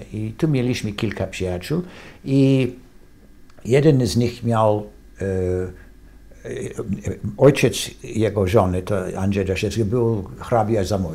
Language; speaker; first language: Polish; non-native, fluent; English